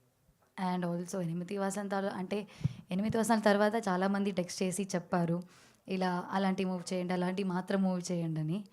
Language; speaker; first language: Telugu; non-native, learner; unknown